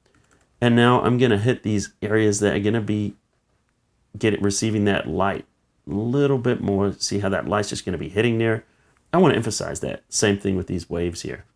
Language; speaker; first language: English; native; English